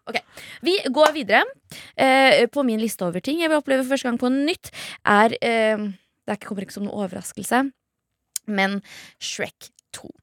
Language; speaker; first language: Norwegian; native; Norwegian